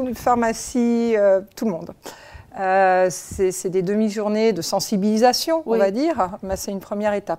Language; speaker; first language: French; native; French